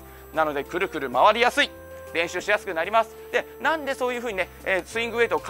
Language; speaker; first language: Japanese; native; Japanese